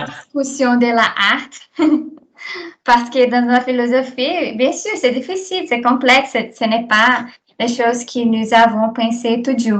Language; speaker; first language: French; non-native, learner; Portuguese